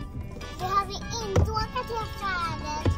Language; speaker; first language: Swedish; early bilingual, other home language; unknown